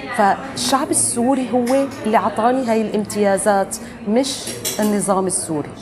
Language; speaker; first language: Arabic; native; Arabic